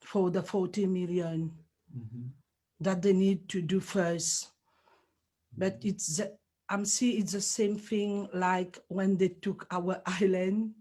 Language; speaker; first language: English; non-native, learner; Morisyen